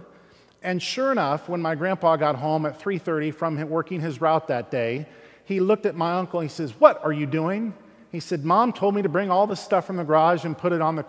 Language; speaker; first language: English; native; English